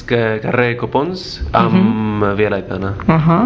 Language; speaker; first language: Catalan; non-native, learner; Arabic